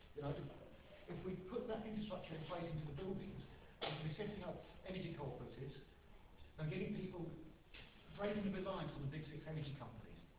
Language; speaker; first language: English; native; English